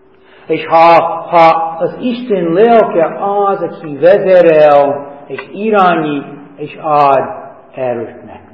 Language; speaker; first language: Hungarian; non-native, fluent; English